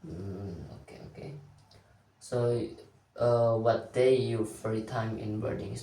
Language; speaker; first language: English; non-native, learner; Indonesian